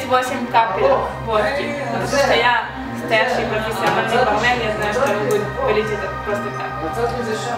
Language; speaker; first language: Russian; early bilingual, heritage; Russian